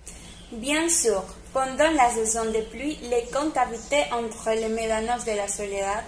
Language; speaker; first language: French; non-native, learner; Spanish